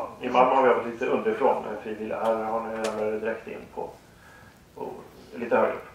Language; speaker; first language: Swedish; native; Swedish